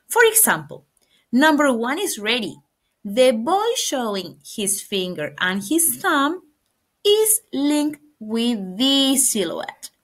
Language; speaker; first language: English; non-native, fluent; Spanish